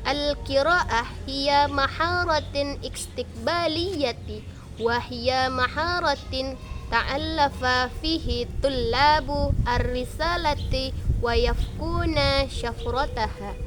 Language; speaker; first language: Arabic; non-native, learner; Indonesian